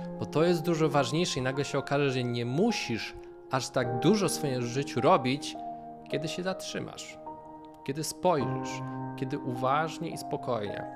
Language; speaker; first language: Polish; native; Polish